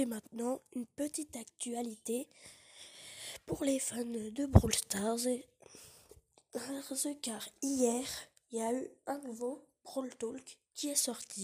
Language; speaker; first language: French; native; French